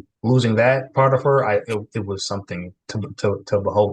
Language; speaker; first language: English; native; English